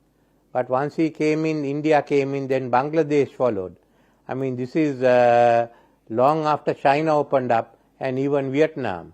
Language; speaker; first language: English; non-native, local second language; Sinhala